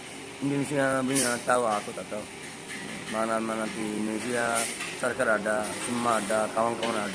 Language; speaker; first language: Indonesian; non-native, learner; Rohingya